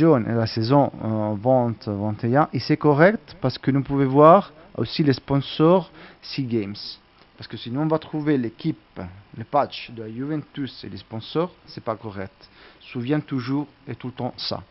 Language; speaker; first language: French; non-native, learner; Italian